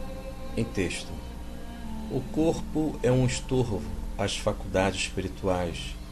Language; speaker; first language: Portuguese; native; Portuguese